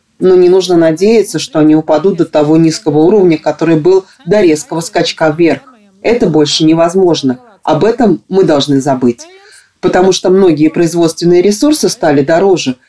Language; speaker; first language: Russian; non-native, local second language; Latvian